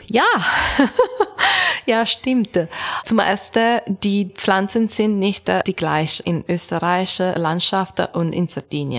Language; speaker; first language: German; non-native, learner; Italian